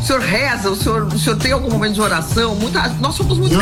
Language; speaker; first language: Portuguese; native; Portuguese